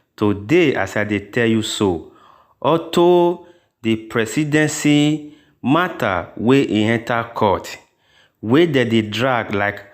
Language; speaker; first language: Nigerian Pidgin; native; Nigerian Pidgin